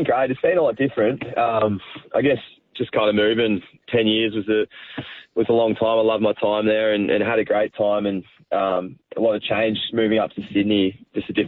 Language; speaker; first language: English; native; English